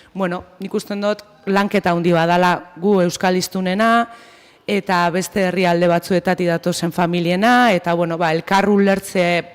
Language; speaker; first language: Basque; non-native, local second language; Spanish